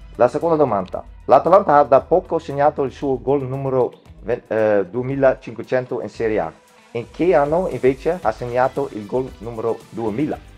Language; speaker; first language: Italian; non-native, fluent; Dutch